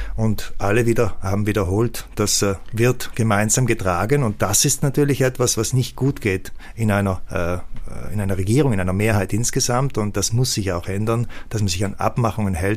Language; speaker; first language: German; native; German